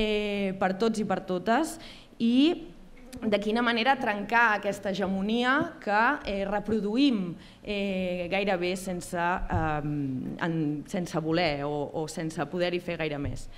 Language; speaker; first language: Catalan; native; Catalan